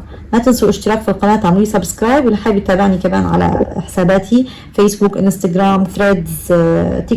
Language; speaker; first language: Arabic; native; Arabic